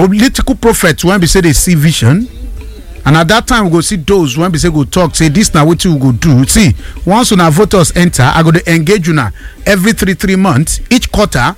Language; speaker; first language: Nigerian Pidgin; non-native, local second language; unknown